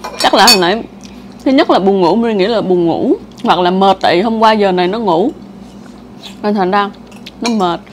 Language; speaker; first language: Vietnamese; non-native, local second language; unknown